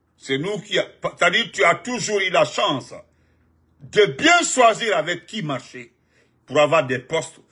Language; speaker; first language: French; non-native, local second language; Fula